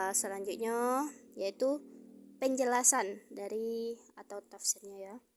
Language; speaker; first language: Malay; non-native, local second language; Minangkabau